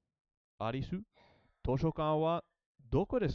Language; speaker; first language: Japanese; non-native, learner; English